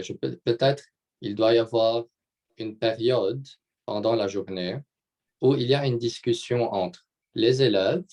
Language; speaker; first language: French; non-native, local second language; Arabic